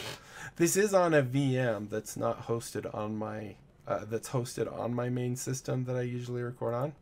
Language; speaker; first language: English; native; English